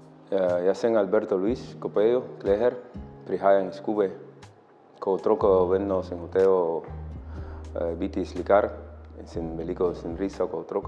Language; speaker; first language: Slovenian; non-native, learner; Spanish